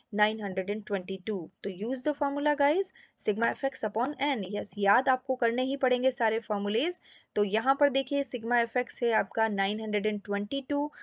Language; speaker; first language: Hindi; native; Hindi